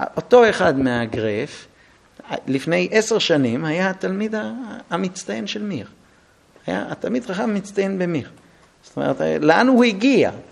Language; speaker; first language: Hebrew; non-native, fluent; English